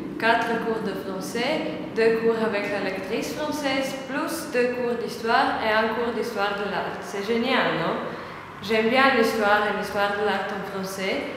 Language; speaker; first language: French; non-native, fluent; Croatian